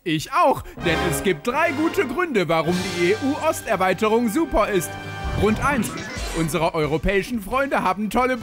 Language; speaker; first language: German; native; German